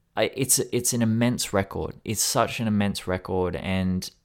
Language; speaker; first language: English; native; English